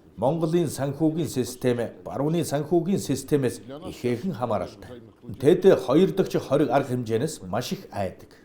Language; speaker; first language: Mongolian; non-native, fluent; Russian